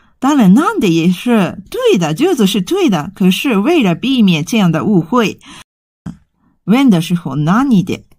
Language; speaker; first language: Chinese; non-native, fluent; Japanese